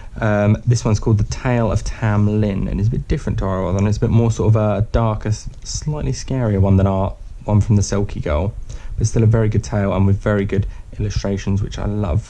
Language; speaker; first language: English; native; English